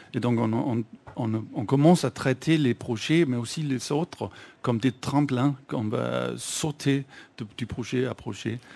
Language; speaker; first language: French; non-native, fluent; Danish